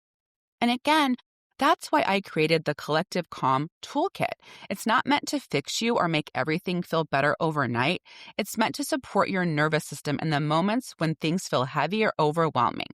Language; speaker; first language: English; native; English